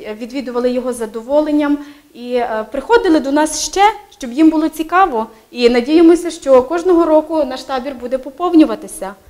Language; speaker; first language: Ukrainian; native; Ukrainian